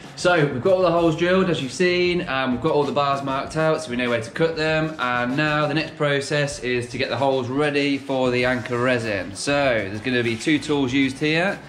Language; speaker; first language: English; native; English